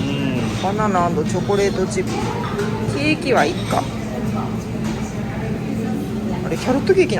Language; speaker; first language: Japanese; native; Japanese